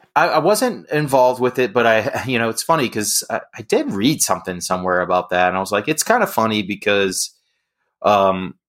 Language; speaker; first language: English; native; English